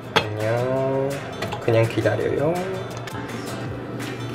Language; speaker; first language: Korean; non-native, learner; Japanese